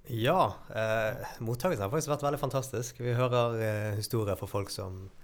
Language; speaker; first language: Norwegian; early bilingual, other home language; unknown